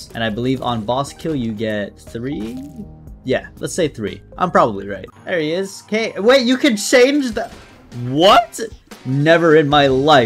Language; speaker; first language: English; native; English